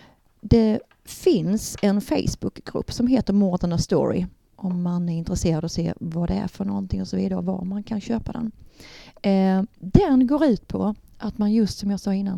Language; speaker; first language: Swedish; native; Swedish